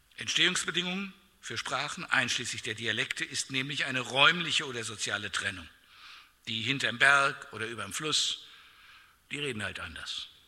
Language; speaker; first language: German; native; German